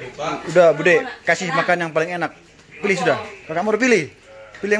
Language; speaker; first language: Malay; non-native, local second language; Javanese